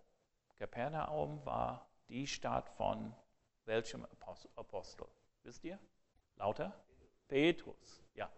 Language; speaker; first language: German; non-native, fluent; English